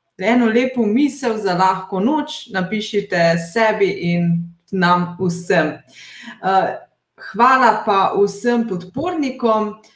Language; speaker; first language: Slovenian; native; Slovenian